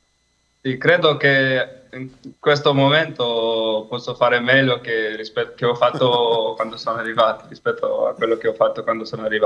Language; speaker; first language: Italian; non-native, fluent; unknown